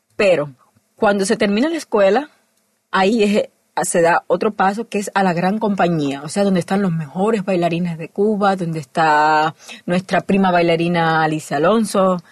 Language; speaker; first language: Spanish; native; Spanish